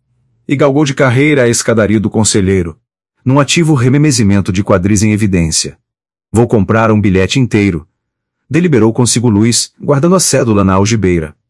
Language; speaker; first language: Portuguese; native; Portuguese